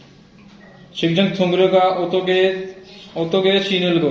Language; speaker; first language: Korean; non-native, fluent; Punjabi